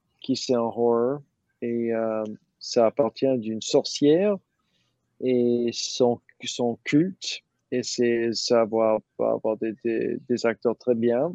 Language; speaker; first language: French; non-native, learner; English